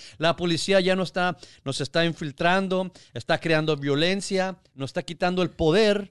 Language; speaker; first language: Spanish; early bilingual, heritage; Spanish